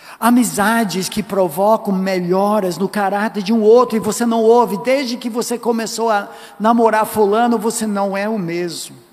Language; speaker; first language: Portuguese; non-native, fluent; English